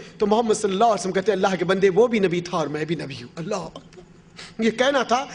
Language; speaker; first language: Urdu; native; Urdu